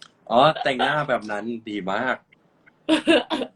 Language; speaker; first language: Thai; non-native, learner; English